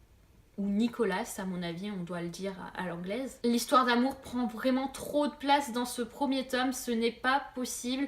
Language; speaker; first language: French; native; French